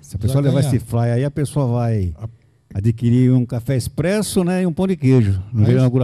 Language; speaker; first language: Portuguese; native; Portuguese